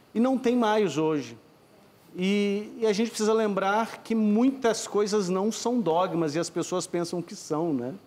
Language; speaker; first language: Portuguese; native; Portuguese